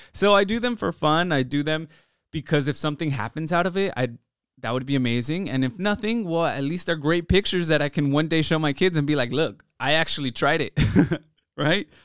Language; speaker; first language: English; early bilingual, other home language; Spanish